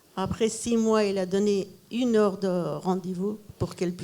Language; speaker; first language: French; non-native, fluent; Persian